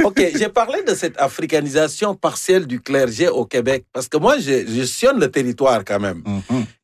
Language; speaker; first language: French; native; French